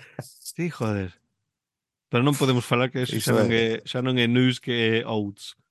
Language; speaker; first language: Galician; early bilingual, heritage; Galician